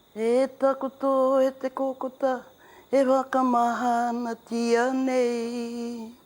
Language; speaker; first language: Māori; native; Māori